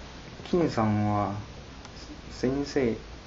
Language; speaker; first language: Japanese; non-native, learner; Chinese